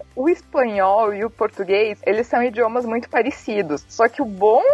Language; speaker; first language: Portuguese; native; Portuguese